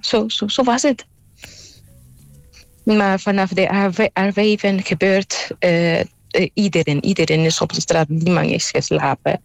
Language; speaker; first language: Dutch; non-native, fluent; Spanish